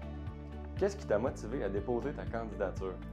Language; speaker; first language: French; native; French